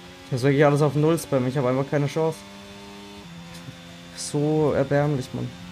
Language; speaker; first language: German; native; German